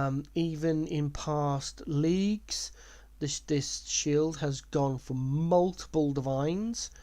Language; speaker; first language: English; native; English